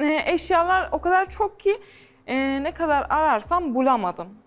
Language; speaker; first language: Turkish; non-native, fluent; Persian